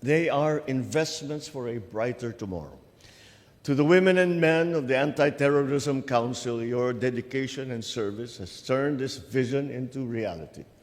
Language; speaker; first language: English; non-native, local second language; Filipino